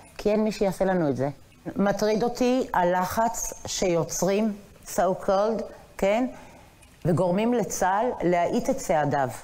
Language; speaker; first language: Hebrew; native; Hebrew